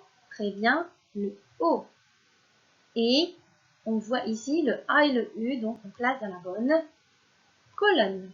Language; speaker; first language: French; non-native, local second language; Arabic